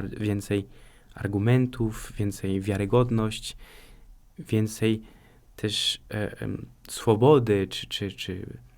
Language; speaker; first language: Polish; non-native, fluent; French